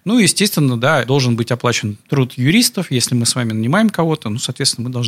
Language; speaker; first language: Russian; native; Russian